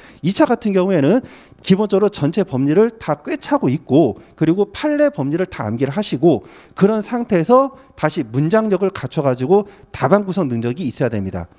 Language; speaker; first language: Korean; native; Korean